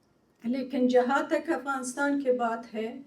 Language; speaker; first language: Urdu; non-native, fluent; Persian